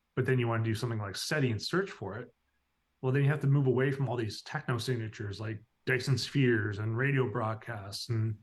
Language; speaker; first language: English; native; English